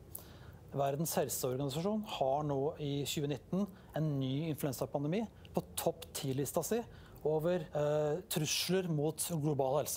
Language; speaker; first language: Norwegian; native; Norwegian